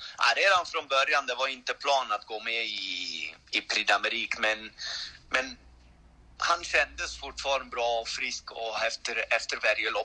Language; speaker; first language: Swedish; non-native, learner; French